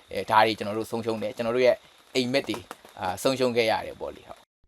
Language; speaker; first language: Burmese; native; Burmese